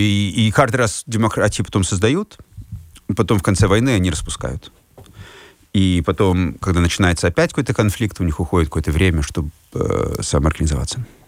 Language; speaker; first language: Russian; non-native, fluent; Lithuanian